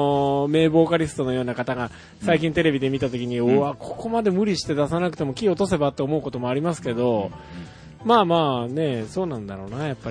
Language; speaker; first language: Japanese; native; Japanese